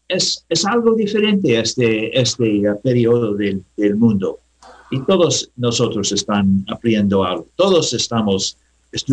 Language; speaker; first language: Spanish; non-native, learner; English